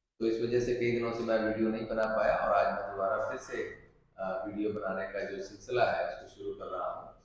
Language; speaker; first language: Hindi; non-native, local second language; Punjabi